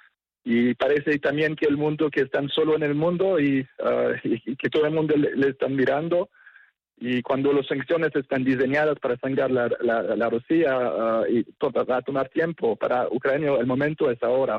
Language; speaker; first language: Spanish; non-native, fluent; French